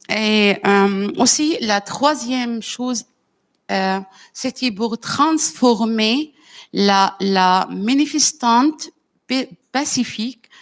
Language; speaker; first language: French; non-native, learner; Arabic